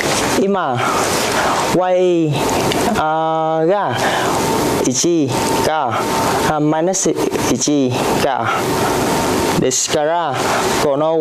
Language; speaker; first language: Japanese; non-native, learner; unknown